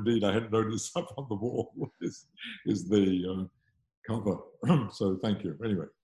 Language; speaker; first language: English; native; English